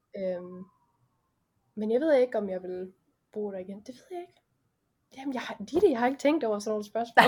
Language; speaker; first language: Danish; early bilingual, heritage; Danish